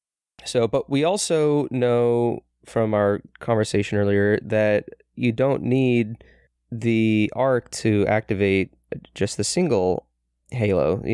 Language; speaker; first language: English; native; English